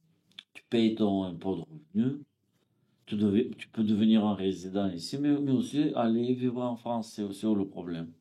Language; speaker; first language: French; non-native, fluent; Bulgarian